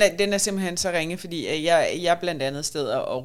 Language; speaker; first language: Danish; native; Danish